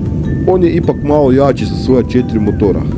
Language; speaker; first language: Croatian; native; Croatian